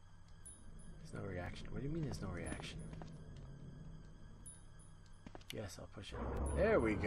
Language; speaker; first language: English; native; English